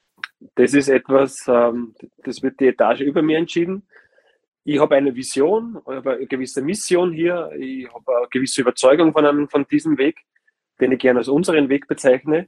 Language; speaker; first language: German; native; German